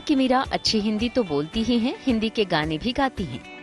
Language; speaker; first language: Hindi; native; Hindi